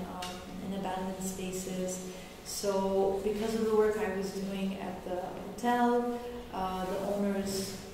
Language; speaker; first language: English; non-native, local second language; Arabic